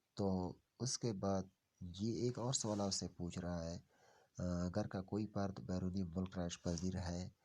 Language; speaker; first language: Urdu; non-native, local second language; Pashto